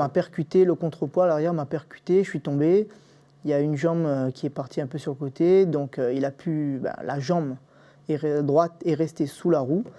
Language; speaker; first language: French; native; French